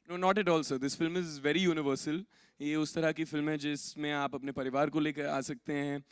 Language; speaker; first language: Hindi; native; Hindi